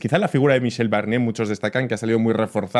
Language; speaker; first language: Spanish; native; Spanish